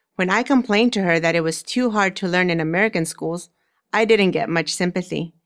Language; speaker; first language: English; early bilingual, other home language; Spanish